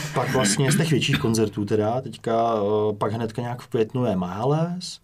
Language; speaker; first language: Czech; native; Czech